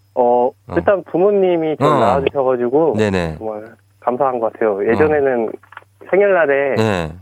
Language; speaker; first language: Korean; native; Korean